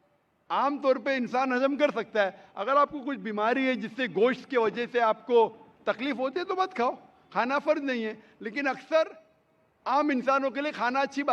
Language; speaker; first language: Hindi; native; Hindi